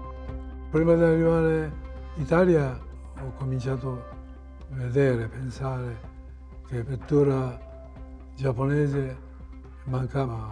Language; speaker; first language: Italian; non-native, fluent; Japanese